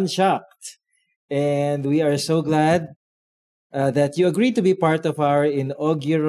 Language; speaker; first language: English; non-native, local second language; Filipino